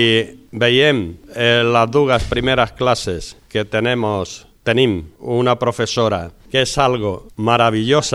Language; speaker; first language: Catalan; non-native, learner; Spanish